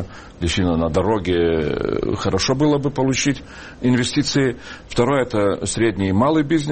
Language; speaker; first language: Russian; non-native, local second language; Lithuanian